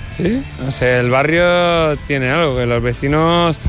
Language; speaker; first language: Spanish; non-native, fluent; English